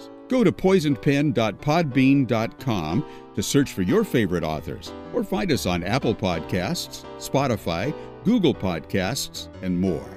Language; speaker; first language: English; native; English